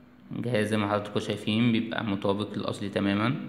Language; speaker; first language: Arabic; native; Arabic